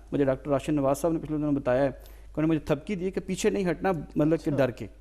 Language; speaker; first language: Urdu; native; Urdu